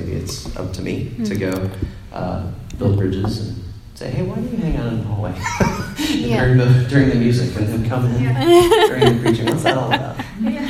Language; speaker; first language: English; native; English